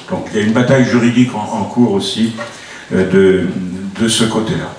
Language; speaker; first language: French; native; French